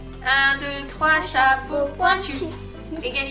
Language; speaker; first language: French; native; French